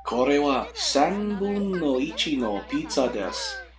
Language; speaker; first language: Japanese; non-native, learner; English